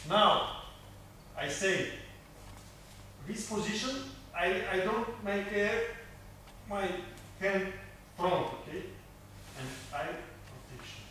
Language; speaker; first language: English; non-native, learner; Russian